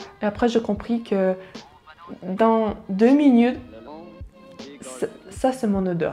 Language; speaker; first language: French; non-native, learner; Russian